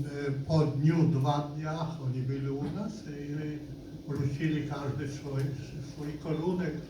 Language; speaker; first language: Polish; non-native, local second language; Yiddish